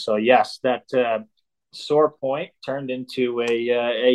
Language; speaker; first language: English; native; English